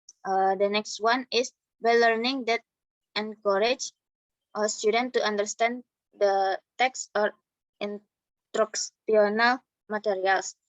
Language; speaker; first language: English; non-native, learner; Indonesian